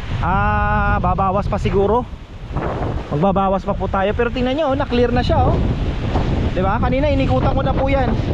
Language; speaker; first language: Filipino; native; Filipino